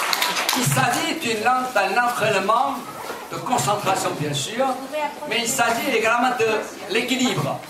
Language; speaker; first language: French; non-native, fluent; Chinese